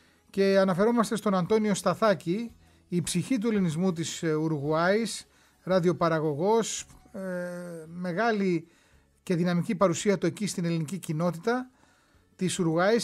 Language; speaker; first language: Greek; native; Greek